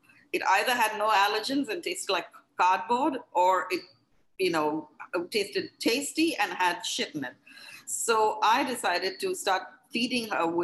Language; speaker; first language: English; non-native, local second language; Hindi